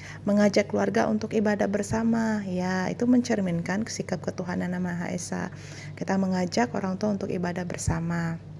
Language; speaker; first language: Indonesian; native; Indonesian